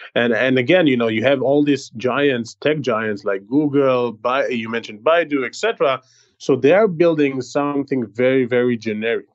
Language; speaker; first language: English; non-native, fluent; Hebrew